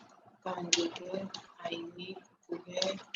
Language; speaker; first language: English; non-native, learner; Spanish